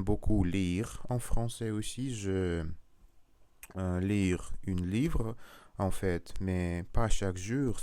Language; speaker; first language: French; non-native, learner; Russian